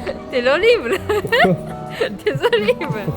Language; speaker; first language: French; non-native, learner; Japanese